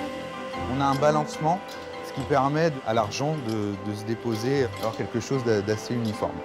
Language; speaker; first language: French; native; French